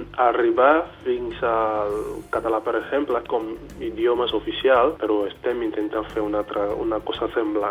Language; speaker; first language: Catalan; non-native, fluent; Yoruba